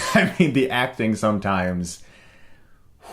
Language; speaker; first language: English; native; English